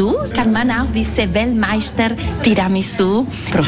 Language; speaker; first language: German; non-native, fluent; Italian